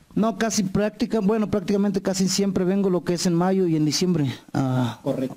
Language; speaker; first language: Spanish; native; Spanish